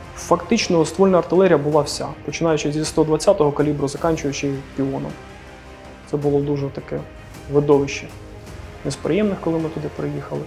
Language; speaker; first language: Ukrainian; non-native, local second language; Russian